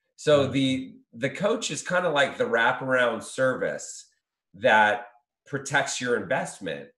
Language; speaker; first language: English; native; English